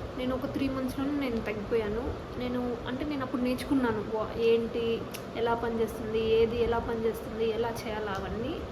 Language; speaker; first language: Telugu; non-native, local second language; Rajasthani